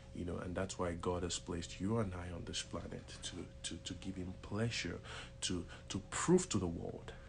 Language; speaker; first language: English; non-native, local second language; Yoruba